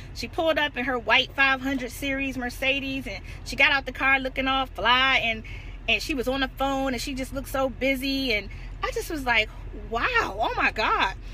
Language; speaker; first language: English; native; English